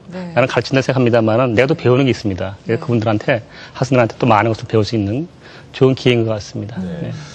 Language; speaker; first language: Korean; native; Korean